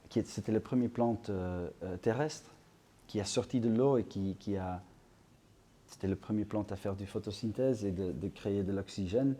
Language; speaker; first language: French; non-native, local second language; Dutch